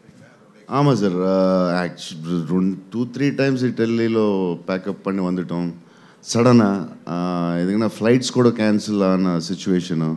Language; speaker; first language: Tamil; non-native, learner; Telugu